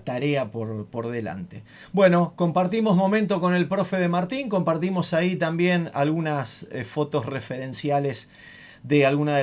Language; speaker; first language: Spanish; native; Spanish